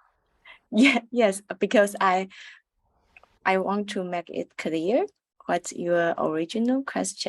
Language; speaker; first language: English; non-native, learner; Chinese